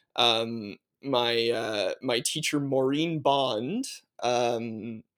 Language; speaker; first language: English; native; English